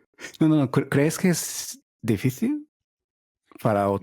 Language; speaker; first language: Spanish; non-native, fluent; Japanese